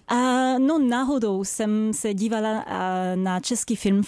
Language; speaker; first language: Czech; non-native, fluent; French